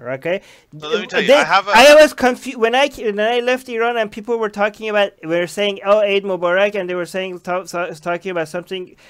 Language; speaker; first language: English; non-native, fluent; Persian